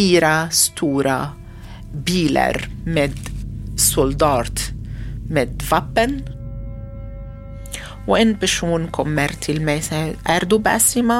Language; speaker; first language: Swedish; non-native, learner; Arabic